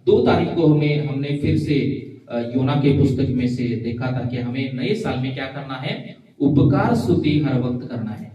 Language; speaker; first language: Hindi; non-native, local second language; Marathi